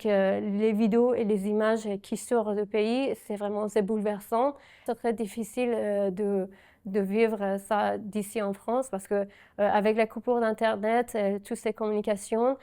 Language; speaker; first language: French; non-native, fluent; Persian